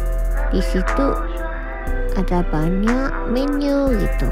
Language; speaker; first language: Indonesian; non-native, learner; Japanese